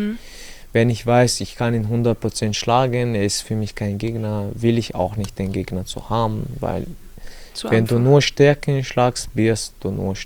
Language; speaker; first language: German; non-native, learner; Chechen